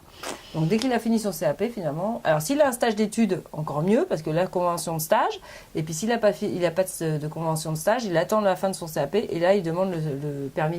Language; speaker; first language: French; native; French